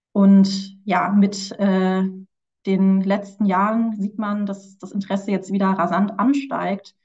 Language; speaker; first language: German; native; German